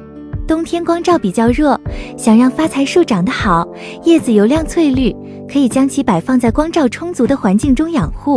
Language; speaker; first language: Chinese; native; Chinese